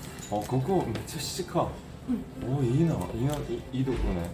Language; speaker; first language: Japanese; non-native, learner; Korean